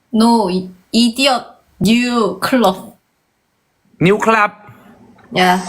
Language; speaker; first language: English; non-native, learner; Korean